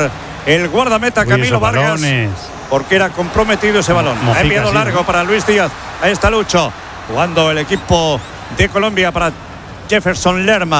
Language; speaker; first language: Spanish; native; Spanish